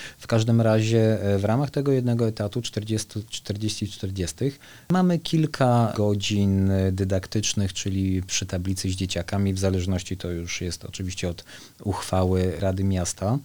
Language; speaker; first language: Polish; native; Polish